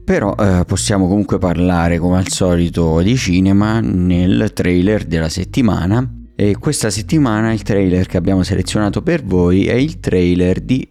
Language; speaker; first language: Italian; native; Italian